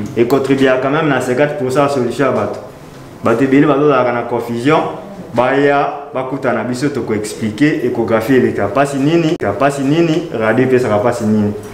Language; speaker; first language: Lingala; native; Lingala